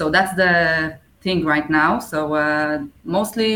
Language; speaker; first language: English; non-native, fluent; Hebrew